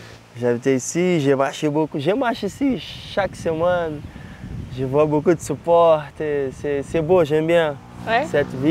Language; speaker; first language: French; non-native, learner; Portuguese